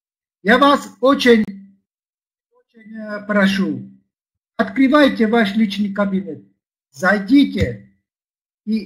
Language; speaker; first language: Russian; non-native, learner; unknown